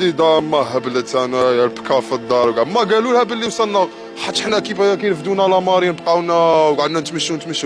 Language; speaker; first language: Arabic; native; Arabic